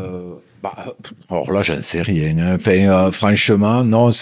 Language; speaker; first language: French; native; French